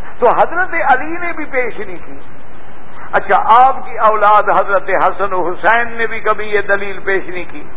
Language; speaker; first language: Urdu; native; Urdu